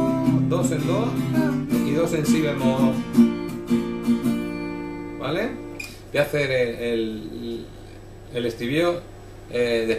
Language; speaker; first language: Spanish; native; Spanish